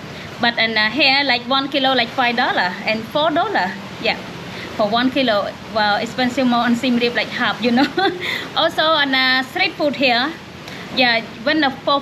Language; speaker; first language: English; non-native, learner; Khmer